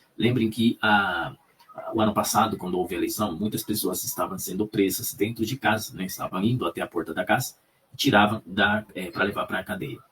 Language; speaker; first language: Portuguese; non-native, fluent; Spanish